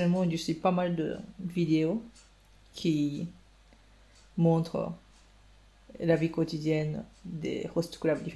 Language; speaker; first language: French; non-native, fluent; Japanese